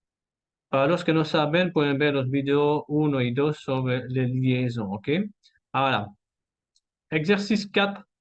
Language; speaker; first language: Spanish; non-native, fluent; French